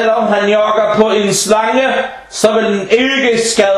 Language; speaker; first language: Danish; non-native, fluent; Arabic